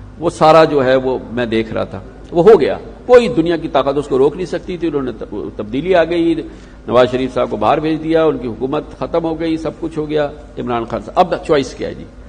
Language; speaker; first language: Urdu; native; Urdu